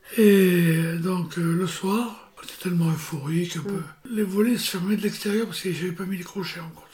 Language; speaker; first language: French; native; French